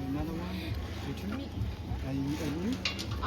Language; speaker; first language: English; non-native, learner; Thai